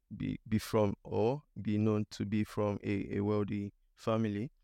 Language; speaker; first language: English; non-native, local second language; Igbo